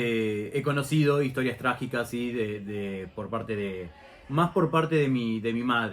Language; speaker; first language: Spanish; native; Spanish